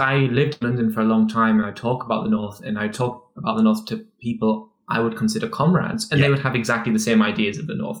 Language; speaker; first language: English; native; English